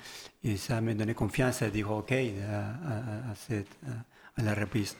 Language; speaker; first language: French; non-native, learner; Spanish